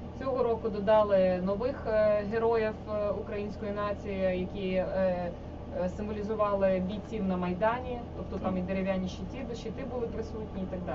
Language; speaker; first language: Ukrainian; native; Ukrainian